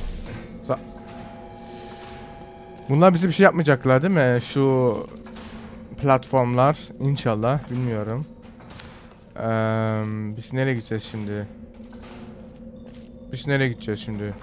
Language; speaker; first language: Turkish; early bilingual, heritage; Turkish